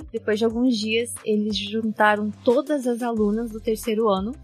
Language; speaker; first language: Portuguese; early bilingual, heritage; Japanese